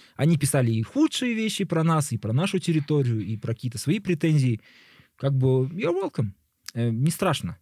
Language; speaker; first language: Russian; native; Russian